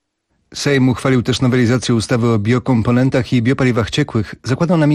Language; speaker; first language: Polish; native; Polish